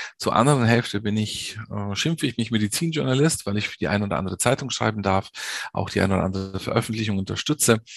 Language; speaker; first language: German; early bilingual, other home language; Italian